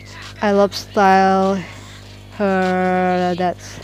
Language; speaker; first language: English; non-native, learner; Indonesian